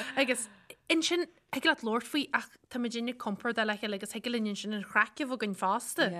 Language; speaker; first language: Irish; native; Irish